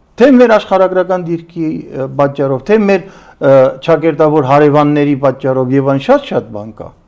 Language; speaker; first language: Armenian; early bilingual, heritage; Armenian